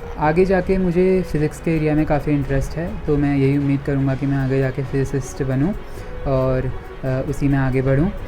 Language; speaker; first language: Hindi; native; Hindi